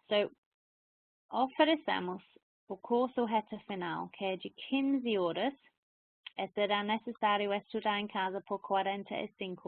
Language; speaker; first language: Portuguese; non-native, fluent; English